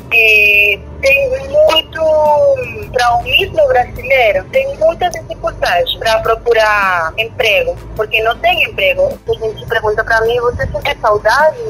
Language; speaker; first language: Portuguese; non-native, learner; Spanish